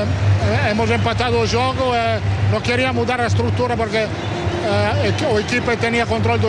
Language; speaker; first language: Portuguese; non-native, learner; Italian